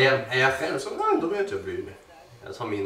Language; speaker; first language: Swedish; native; Swedish